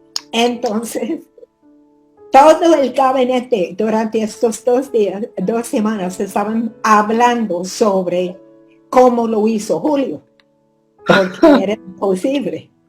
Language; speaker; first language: Spanish; non-native, fluent; English